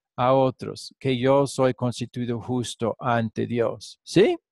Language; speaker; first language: Spanish; non-native, fluent; English